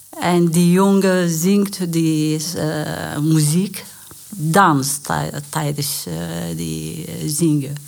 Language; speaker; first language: Dutch; non-native, learner; Persian